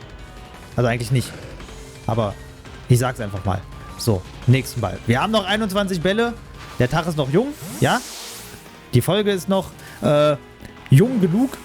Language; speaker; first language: German; native; German